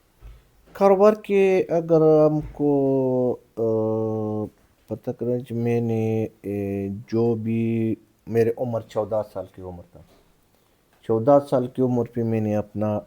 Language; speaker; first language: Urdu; non-native, local second language; Pashto